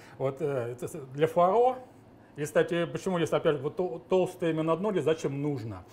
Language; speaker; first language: Russian; native; Russian